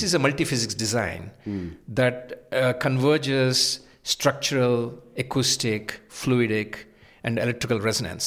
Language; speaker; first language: English; non-native, local second language; Telugu